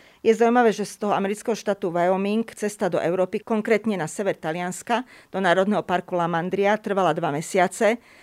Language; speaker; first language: Slovak; native; Slovak